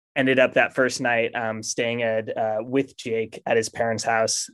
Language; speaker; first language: English; native; English